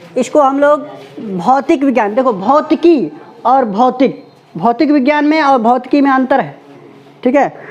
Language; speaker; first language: Hindi; native; Hindi